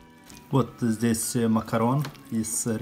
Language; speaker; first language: Russian; non-native, fluent; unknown